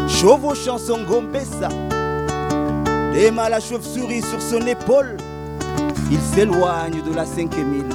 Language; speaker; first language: French; native; French